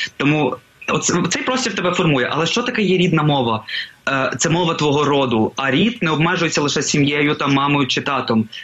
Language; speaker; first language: Ukrainian; non-native, local second language; Russian